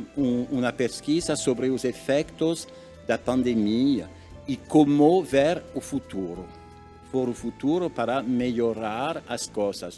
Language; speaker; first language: Portuguese; non-native, learner; French